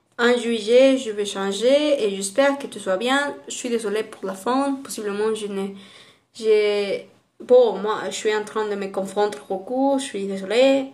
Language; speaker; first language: French; non-native, learner; Spanish